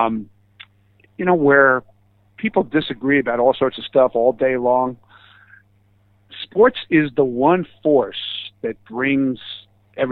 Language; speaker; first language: English; native; English